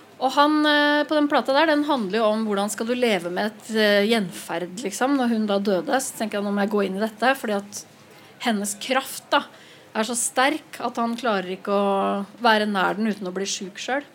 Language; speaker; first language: Norwegian; native; Norwegian